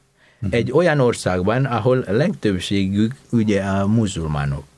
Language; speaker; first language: Hungarian; non-native, fluent; Indonesian